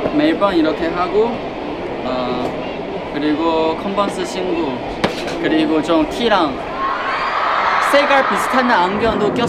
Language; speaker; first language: Korean; non-native, fluent; Chinese